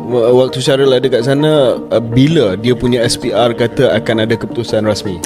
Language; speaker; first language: Malay; native; Malay